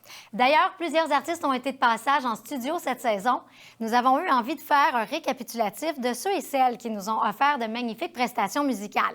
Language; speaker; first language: French; native; French